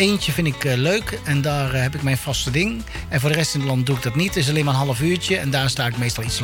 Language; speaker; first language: Dutch; native; Dutch